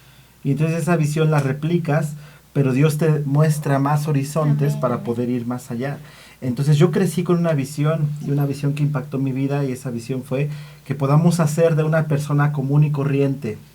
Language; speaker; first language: Spanish; native; Spanish